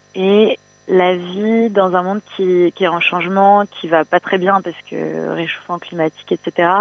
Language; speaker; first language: French; native; French